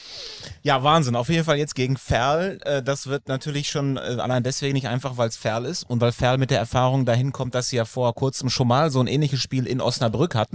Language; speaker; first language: German; native; German